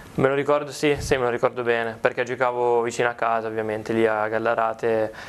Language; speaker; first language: Italian; native; Italian